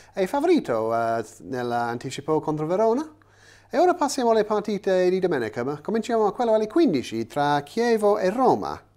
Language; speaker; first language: Italian; non-native, fluent; English